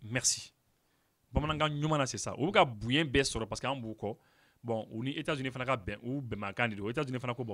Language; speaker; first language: French; non-native, local second language; Bambara